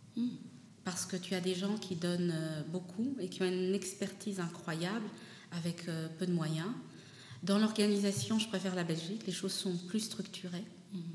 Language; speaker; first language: French; non-native, local second language; Lingala